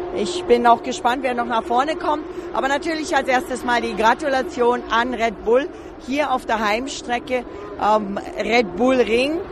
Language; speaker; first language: German; native; German